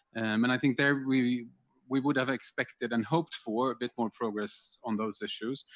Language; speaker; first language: English; non-native, fluent; Swedish